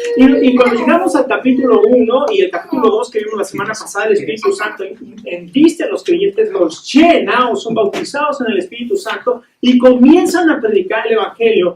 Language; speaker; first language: Spanish; native; Spanish